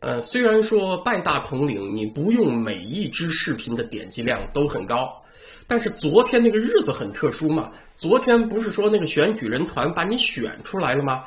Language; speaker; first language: Chinese; native; Chinese